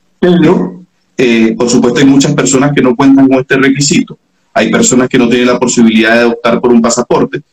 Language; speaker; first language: Spanish; native; Spanish